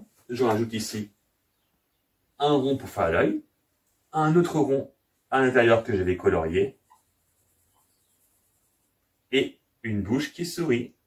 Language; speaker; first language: French; native; French